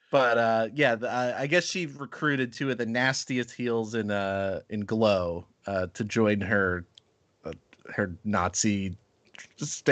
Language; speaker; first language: English; native; English